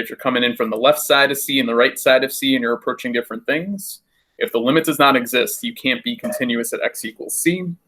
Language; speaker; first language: English; native; English